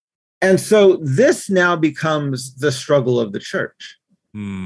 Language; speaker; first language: English; native; English